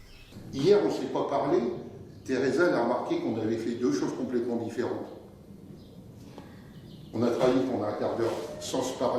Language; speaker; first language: French; native; French